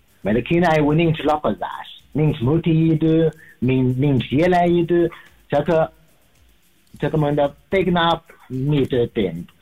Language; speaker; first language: Hungarian; non-native, learner; Chinese